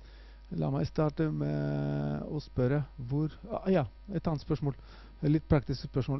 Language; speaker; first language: Norwegian; non-native, fluent; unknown